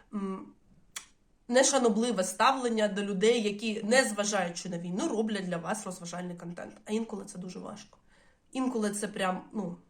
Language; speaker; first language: Ukrainian; non-native, local second language; Russian